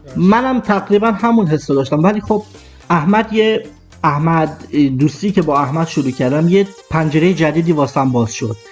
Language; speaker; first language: Persian; non-native, local second language; Kurdish